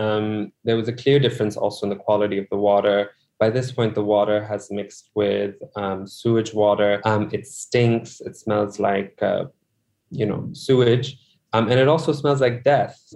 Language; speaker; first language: English; non-native, local second language; Urdu